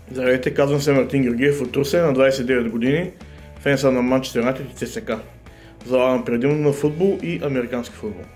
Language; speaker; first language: Bulgarian; native; Bulgarian